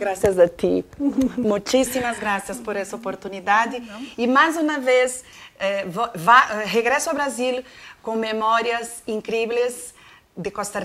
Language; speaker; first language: Spanish; non-native, learner; Portuguese